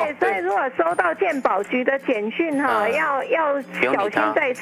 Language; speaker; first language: Chinese; native; Chinese